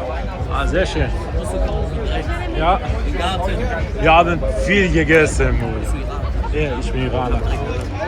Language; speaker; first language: German; non-native, fluent; Persian